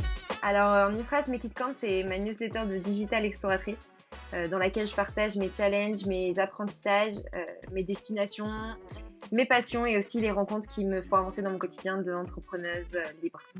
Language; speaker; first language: French; native; French